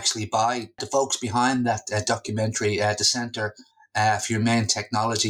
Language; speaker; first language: English; native; English